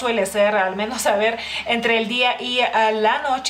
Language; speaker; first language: Spanish; non-native, fluent; Lithuanian